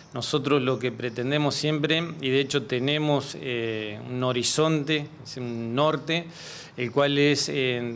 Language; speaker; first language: Spanish; native; Spanish